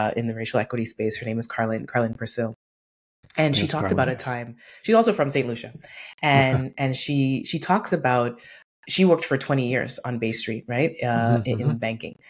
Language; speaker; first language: English; native; English